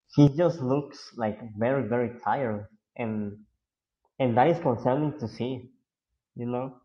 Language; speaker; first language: English; non-native, fluent; Spanish